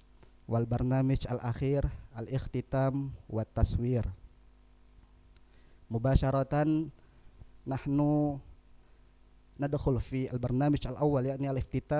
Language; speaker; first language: Arabic; non-native, fluent; Indonesian